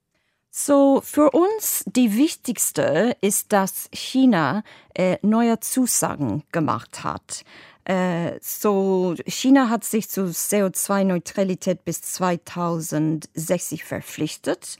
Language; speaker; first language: German; non-native, fluent; English